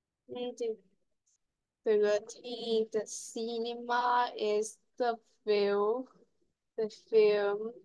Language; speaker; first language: English; non-native, learner; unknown